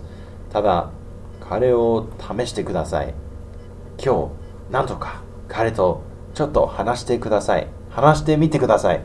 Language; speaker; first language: Japanese; non-native, learner; English